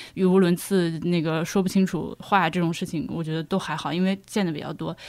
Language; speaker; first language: Chinese; native; Chinese